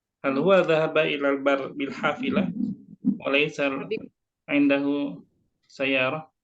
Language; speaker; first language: Indonesian; native; Indonesian